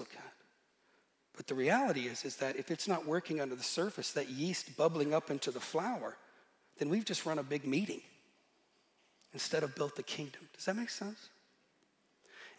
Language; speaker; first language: English; native; English